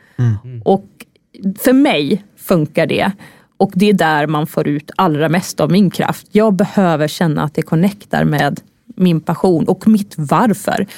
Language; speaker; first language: Swedish; native; Swedish